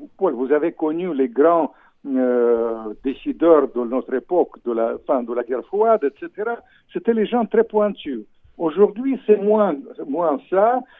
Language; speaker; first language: French; non-native, fluent; Russian